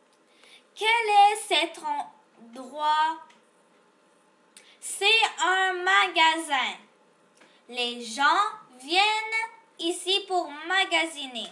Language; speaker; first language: French; non-native, local second language; English